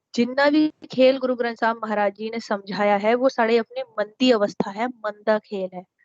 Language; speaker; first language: Hindi; non-native, local second language; Punjabi